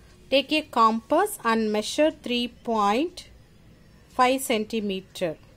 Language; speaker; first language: English; non-native, local second language; Tamil